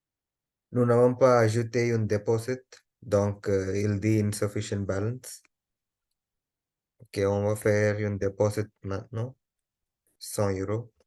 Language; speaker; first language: French; non-native, learner; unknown